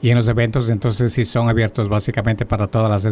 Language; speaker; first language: Spanish; native; Spanish